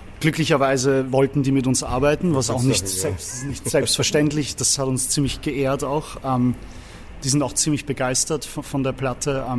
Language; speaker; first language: German; native; German